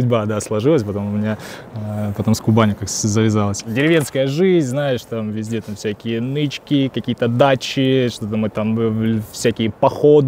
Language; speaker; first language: Russian; native; Russian